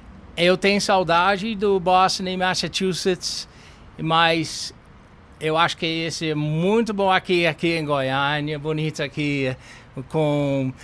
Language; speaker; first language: Portuguese; non-native, learner; English